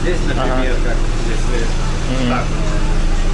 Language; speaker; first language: Russian; non-native, local second language; Lithuanian